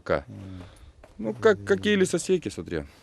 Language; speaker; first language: Russian; native; Russian